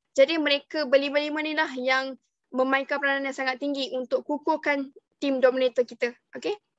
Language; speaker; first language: Malay; native; Malay